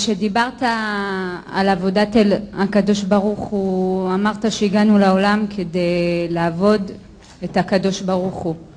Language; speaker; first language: Hebrew; non-native, fluent; French